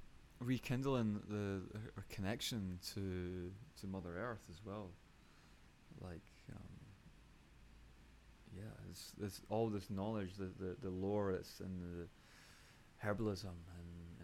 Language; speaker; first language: English; native; English